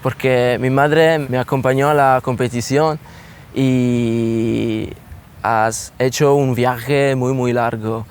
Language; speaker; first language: Spanish; non-native, learner; Italian